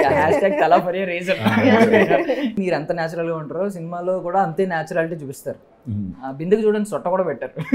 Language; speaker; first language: Telugu; native; Telugu